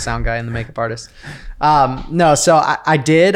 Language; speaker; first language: English; native; English